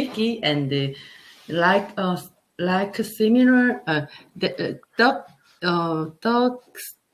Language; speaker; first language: English; non-native, learner; Korean